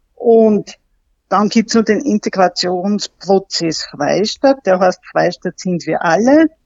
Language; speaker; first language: German; native; German